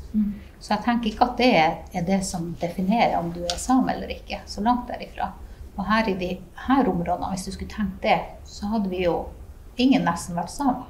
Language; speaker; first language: Norwegian; native; Norwegian